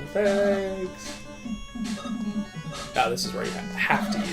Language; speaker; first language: English; native; English